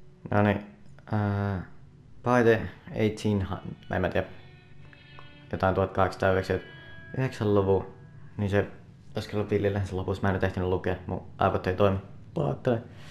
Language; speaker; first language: Finnish; native; Finnish